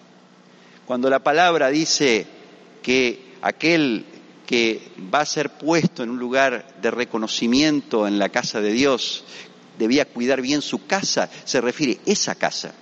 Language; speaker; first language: Spanish; native; Spanish